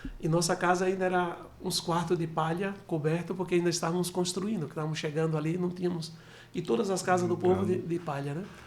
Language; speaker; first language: Portuguese; native; Portuguese